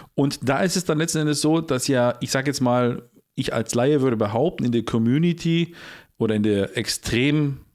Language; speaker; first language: German; early bilingual, heritage; Polish